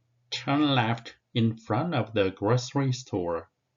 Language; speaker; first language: English; non-native, fluent; Korean